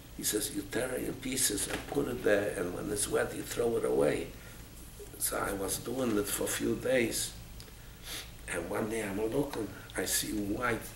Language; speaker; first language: English; non-native, fluent; Polish